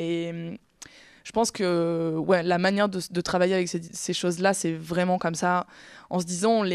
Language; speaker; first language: French; native; French